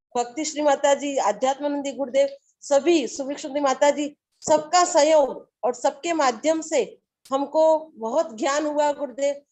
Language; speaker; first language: Hindi; native; Hindi